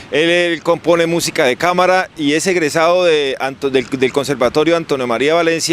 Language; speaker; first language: Spanish; native; Spanish